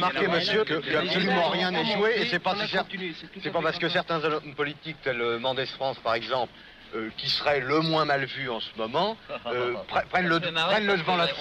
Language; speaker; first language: French; native; French